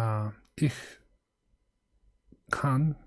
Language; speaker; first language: German; non-native, learner; Mongolian